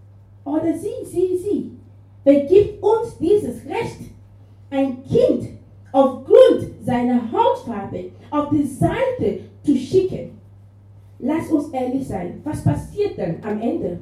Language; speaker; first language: German; non-native, fluent; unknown